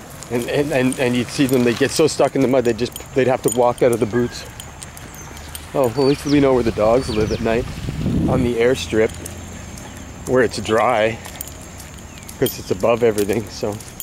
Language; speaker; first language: English; native; English